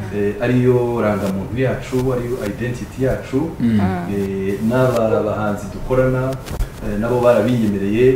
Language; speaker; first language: Kinyarwanda; early bilingual, heritage; Kinyarwanda